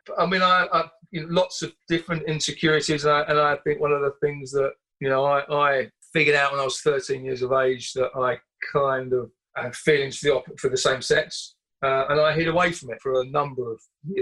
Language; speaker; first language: English; native; English